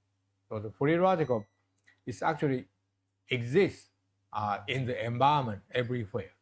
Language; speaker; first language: English; non-native, fluent; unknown